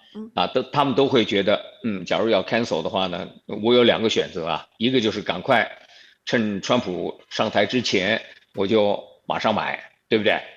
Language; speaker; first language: Chinese; native; Chinese